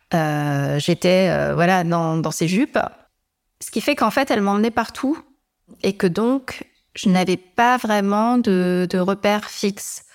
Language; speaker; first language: French; native; French